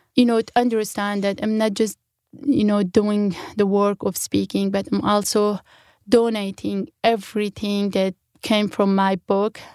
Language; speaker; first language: English; non-native, fluent; Kurdish